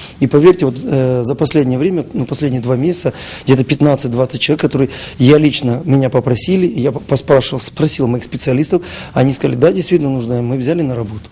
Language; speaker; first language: Russian; native; Russian